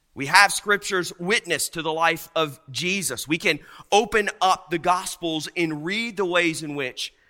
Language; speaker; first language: English; native; English